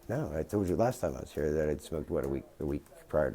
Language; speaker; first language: English; native; English